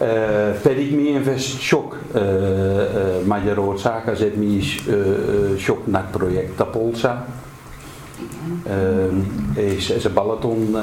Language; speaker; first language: Hungarian; non-native, learner; Dutch